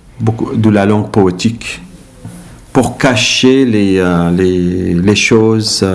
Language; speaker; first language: French; non-native, learner; Arabic